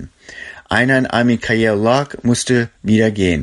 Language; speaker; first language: German; native; German